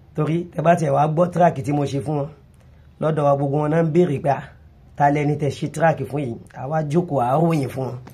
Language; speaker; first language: Yoruba; non-native, local second language; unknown